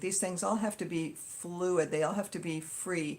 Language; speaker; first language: English; native; English